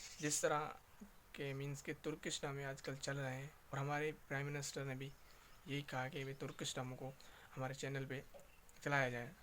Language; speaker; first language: Urdu; non-native, local second language; Sindhi